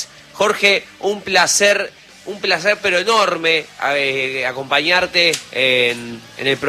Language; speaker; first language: Spanish; native; Spanish